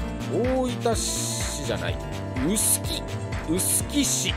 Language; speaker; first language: Japanese; native; Japanese